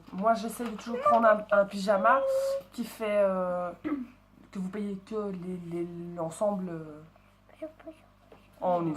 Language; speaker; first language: French; native; French